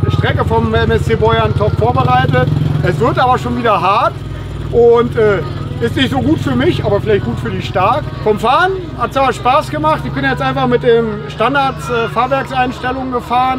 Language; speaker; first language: German; native; German